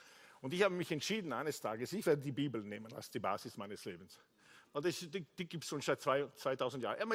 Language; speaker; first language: German; non-native, fluent; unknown